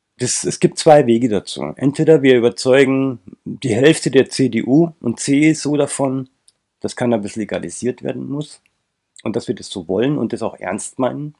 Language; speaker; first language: German; native; German